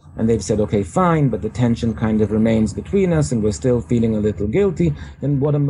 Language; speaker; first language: English; native; English